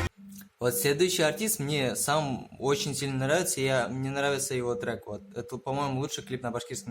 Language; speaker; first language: Russian; native; Russian